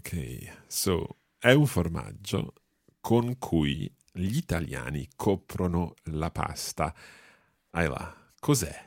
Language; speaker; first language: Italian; non-native, fluent; English